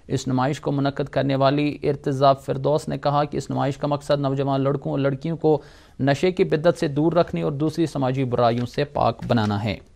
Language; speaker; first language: Urdu; non-native, local second language; Kashmiri